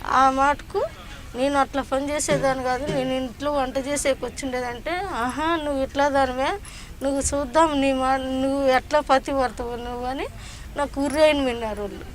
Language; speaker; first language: Telugu; native; Telugu